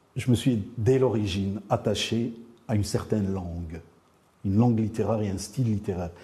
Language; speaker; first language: French; non-native, local second language; Arabic